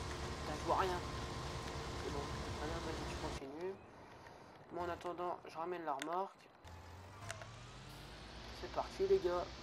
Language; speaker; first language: French; native; French